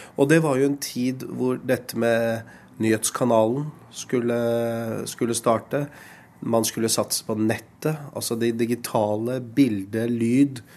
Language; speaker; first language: Norwegian; early bilingual, other home language; Urdu